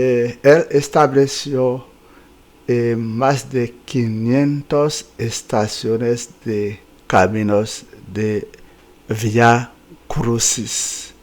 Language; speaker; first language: Spanish; non-native, fluent; Haitian Creole